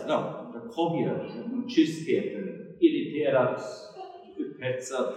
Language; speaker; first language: Swedish; non-native, fluent; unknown